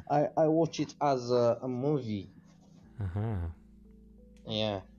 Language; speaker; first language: English; non-native, learner; Arabic